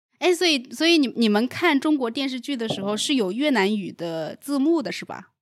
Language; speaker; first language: Chinese; native; Chinese